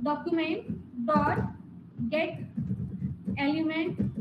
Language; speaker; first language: Hindi; non-native, local second language; Marathi